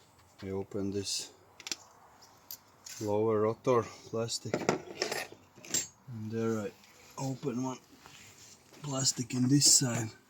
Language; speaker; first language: English; non-native, learner; Latvian